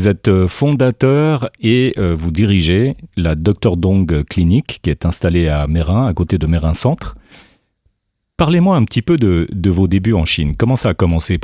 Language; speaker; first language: French; native; French